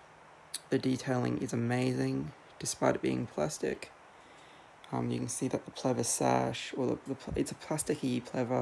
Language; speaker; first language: English; native; English